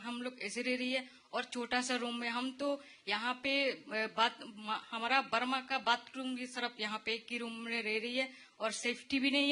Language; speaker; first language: Hindi; non-native, learner; Rohingya